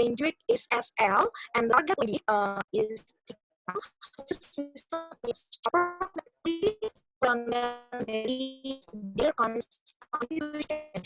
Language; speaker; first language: English; non-native, learner; Indonesian